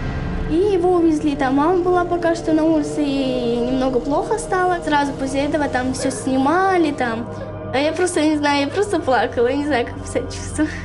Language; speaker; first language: Russian; native; Russian